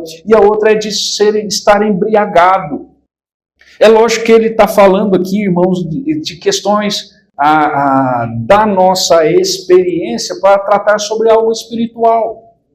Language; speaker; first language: Portuguese; native; Portuguese